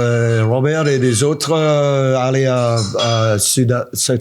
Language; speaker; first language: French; non-native, learner; English